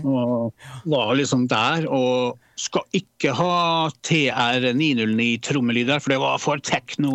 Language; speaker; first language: Norwegian; early bilingual, other home language; Polish